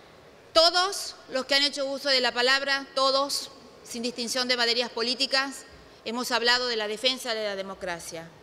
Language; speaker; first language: Spanish; native; Spanish